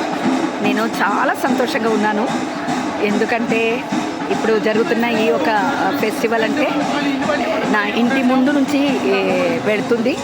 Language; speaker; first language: Telugu; non-native, local second language; Malayalam